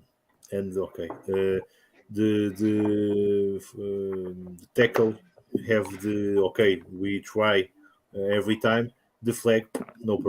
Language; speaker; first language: English; non-native, learner; Portuguese